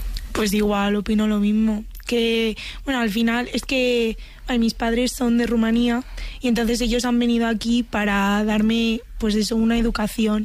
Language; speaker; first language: Spanish; early bilingual, other home language; Romanian